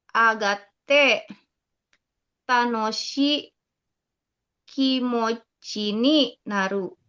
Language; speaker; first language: Japanese; non-native, learner; Indonesian